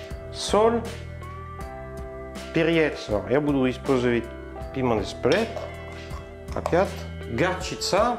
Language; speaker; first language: Russian; non-native, learner; French